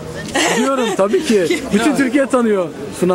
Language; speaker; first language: Turkish; native; Turkish